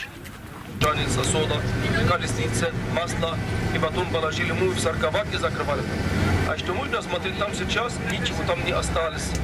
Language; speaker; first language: Russian; non-native, fluent; Arabic